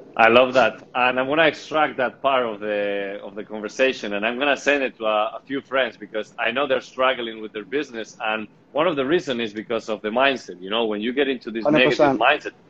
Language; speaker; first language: English; non-native, fluent; Spanish